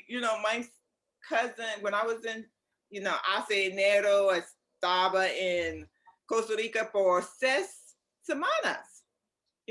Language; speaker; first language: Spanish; non-native, learner; English